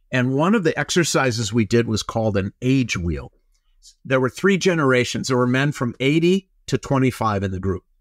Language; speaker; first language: English; native; English